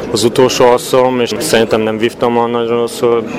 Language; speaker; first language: Hungarian; early bilingual, heritage; Hungarian